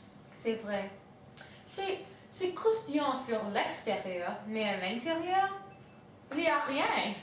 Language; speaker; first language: French; non-native, learner; English